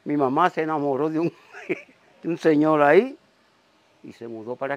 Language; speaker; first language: Spanish; native; Spanish